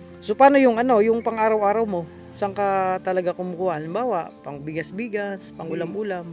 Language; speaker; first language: Filipino; non-native, local second language; Cebuano